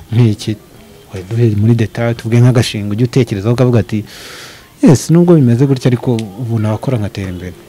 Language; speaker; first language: Kinyarwanda; native; Kinyarwanda